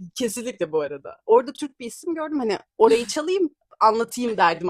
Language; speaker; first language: Turkish; native; Turkish